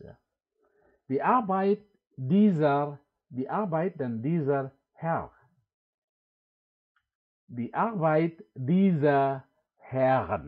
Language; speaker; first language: German; non-native, fluent; Indonesian